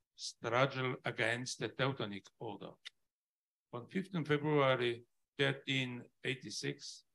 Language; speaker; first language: English; non-native, learner; Polish